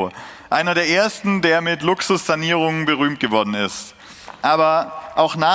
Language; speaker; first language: German; native; German